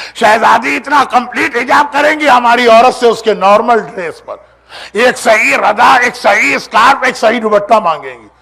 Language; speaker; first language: Urdu; native; Urdu